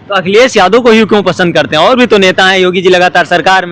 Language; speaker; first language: Hindi; native; Hindi